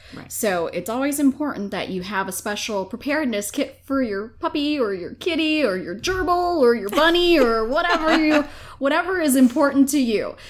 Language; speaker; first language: English; native; English